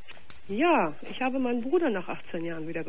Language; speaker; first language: German; native; German